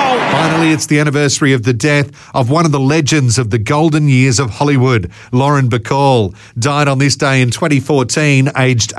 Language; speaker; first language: English; native; English